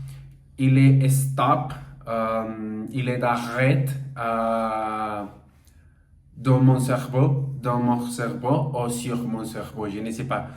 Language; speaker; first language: French; non-native, learner; Portuguese